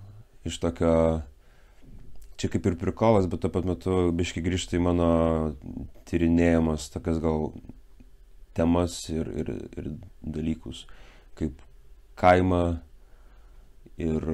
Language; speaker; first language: Lithuanian; native; Lithuanian